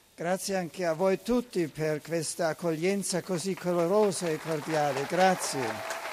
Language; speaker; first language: Italian; non-native, fluent; German